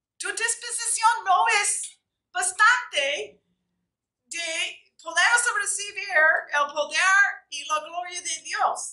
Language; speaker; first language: Spanish; non-native, fluent; English